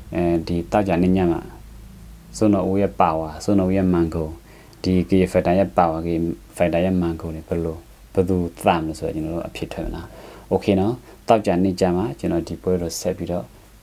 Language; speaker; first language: Burmese; non-native, local second language; S'gaw Karen